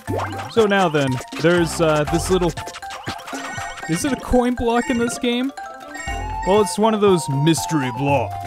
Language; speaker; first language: English; native; English